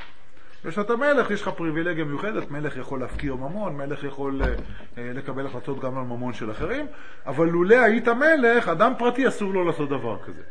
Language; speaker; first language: Hebrew; native; Hebrew